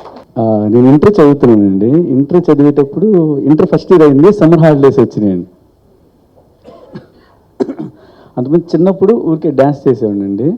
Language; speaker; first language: Telugu; native; Telugu